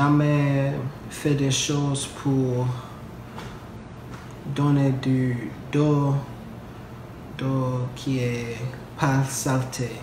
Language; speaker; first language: French; non-native, learner; English